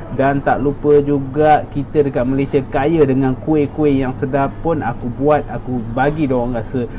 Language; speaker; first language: Malay; native; Malay